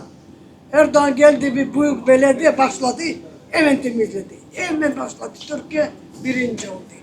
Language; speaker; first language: Turkish; non-native, learner; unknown